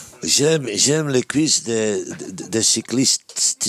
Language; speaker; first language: French; non-native, local second language; Dutch